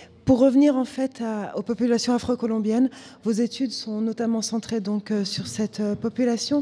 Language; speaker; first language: French; native; French